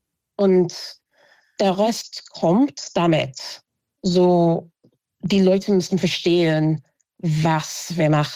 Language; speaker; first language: German; non-native, fluent; English